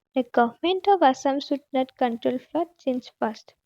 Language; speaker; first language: English; non-native, local second language; Assamese